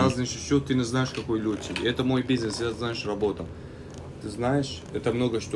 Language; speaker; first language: Russian; non-native, learner; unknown